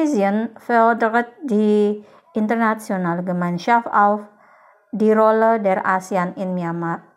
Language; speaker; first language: German; non-native, fluent; Indonesian